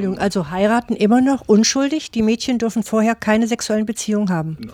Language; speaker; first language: German; native; German